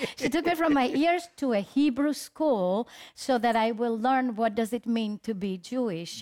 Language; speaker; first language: English; early bilingual, other home language; Spanish